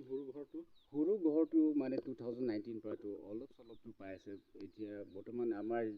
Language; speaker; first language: Assamese; non-native, local second language; Karbi